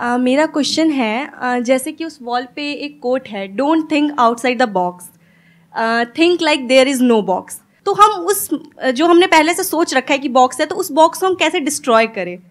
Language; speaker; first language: Hindi; native; Hindi